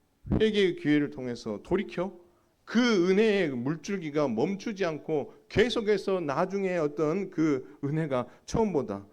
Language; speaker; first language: Korean; native; Korean